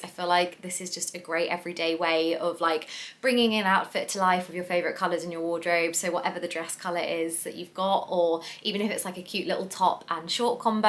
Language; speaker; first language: English; native; English